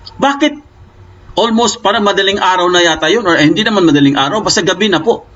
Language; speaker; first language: Filipino; non-native, local second language; Cebuano